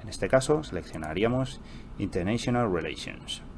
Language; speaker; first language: Spanish; native; Spanish